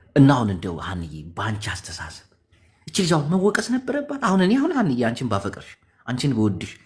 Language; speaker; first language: Amharic; native; Amharic